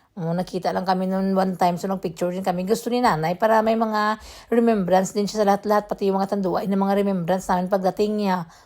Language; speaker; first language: Filipino; non-native, local second language; Cebuano